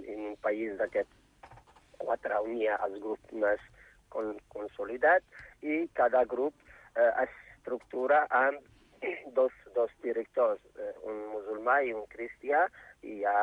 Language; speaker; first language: Catalan; non-native, fluent; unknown